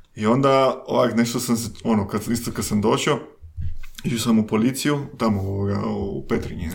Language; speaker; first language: Croatian; non-native, fluent; Spanish